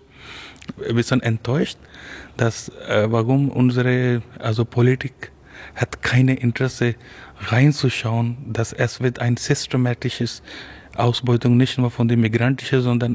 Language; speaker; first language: German; non-native, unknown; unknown